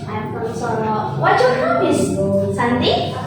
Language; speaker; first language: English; non-native, fluent; Indonesian